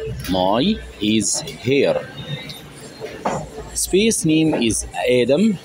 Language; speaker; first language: English; non-native, fluent; Arabic